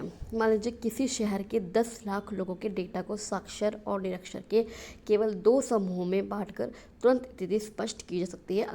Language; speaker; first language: Hindi; native; Hindi